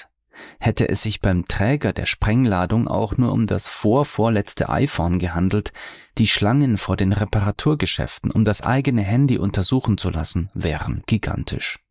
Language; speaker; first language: German; native; German